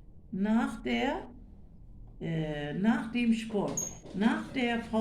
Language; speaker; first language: German; non-native, fluent; Turkish